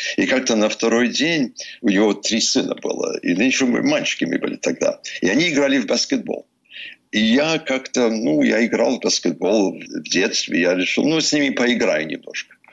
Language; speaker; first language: Russian; early bilingual, heritage; English